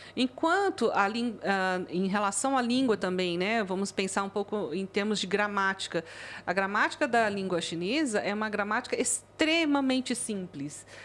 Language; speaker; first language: Portuguese; early bilingual, other home language; Chinese